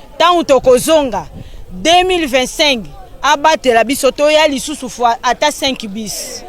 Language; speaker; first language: Lingala; non-native, local second language; Kongo